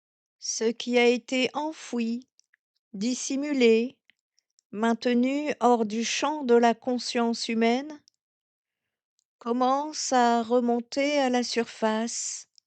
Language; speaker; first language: French; native; French